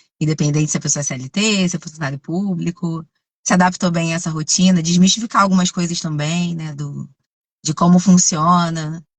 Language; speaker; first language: Portuguese; native; Portuguese